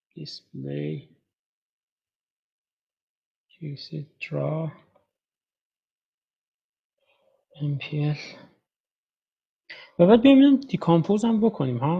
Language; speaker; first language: Persian; native; Persian